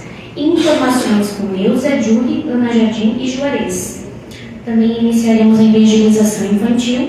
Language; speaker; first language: Portuguese; native; Portuguese